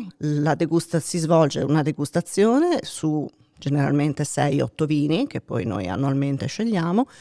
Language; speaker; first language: Italian; native; Italian